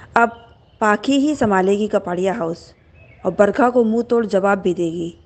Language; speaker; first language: Hindi; native; Hindi